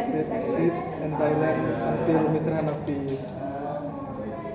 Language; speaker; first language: English; non-native, learner; Indonesian